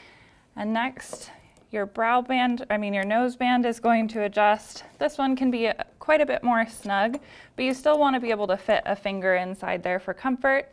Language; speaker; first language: English; native; English